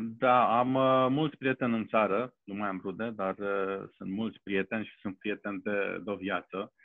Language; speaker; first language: Romanian; native; Romanian